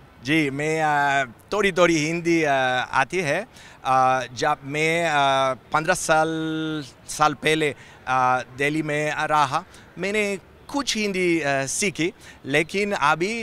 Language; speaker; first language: Hindi; non-native, learner; Spanish